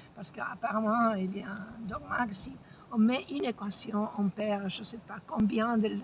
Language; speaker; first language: French; non-native, fluent; Spanish